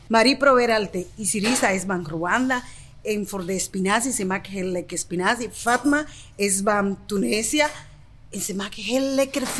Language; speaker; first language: Dutch; non-native, learner; Spanish